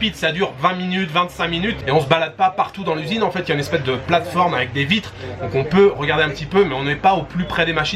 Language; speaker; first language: French; native; French